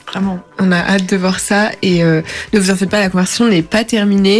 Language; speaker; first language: French; native; French